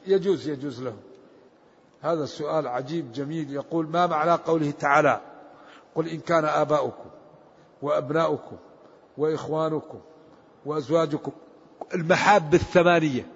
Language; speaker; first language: Arabic; native; Arabic